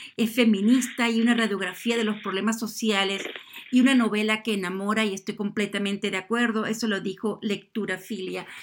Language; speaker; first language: Spanish; native; Spanish